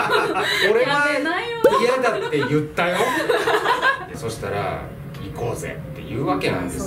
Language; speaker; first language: Japanese; native; Japanese